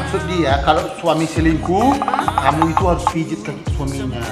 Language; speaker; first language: Indonesian; native; Indonesian